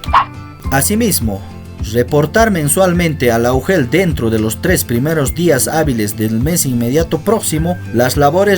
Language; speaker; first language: Spanish; native; Spanish